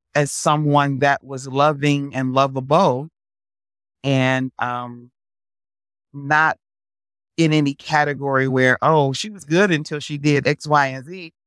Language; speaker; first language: English; native; English